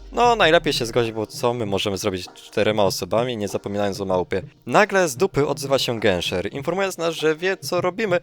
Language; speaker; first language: Polish; native; Polish